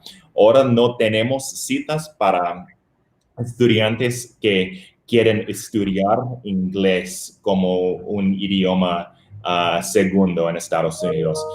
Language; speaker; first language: Spanish; non-native, fluent; English